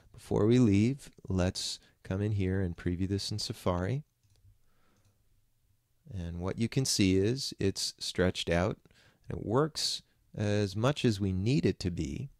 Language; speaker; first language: English; native; English